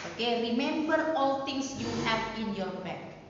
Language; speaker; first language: English; non-native, fluent; Indonesian